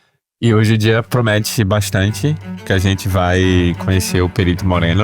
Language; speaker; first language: Portuguese; native; Portuguese